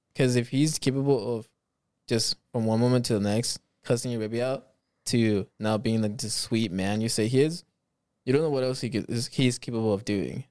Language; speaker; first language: English; early bilingual, other home language; Spanish